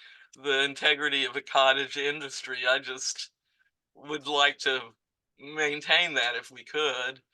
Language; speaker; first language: English; native; English